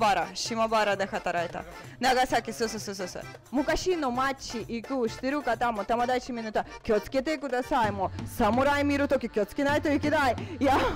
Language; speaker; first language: Japanese; non-native, learner; Russian